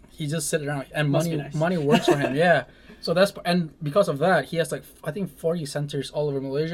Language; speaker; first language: English; non-native, local second language; Malay